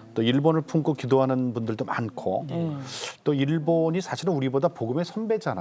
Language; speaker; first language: Korean; native; Korean